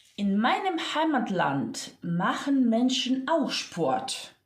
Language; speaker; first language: German; non-native, fluent; Ukrainian